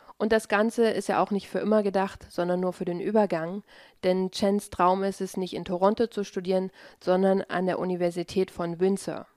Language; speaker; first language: German; native; German